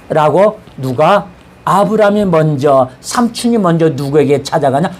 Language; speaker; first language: Korean; native; Korean